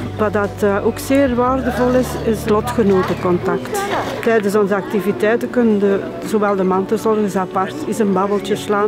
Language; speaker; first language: Dutch; native; Dutch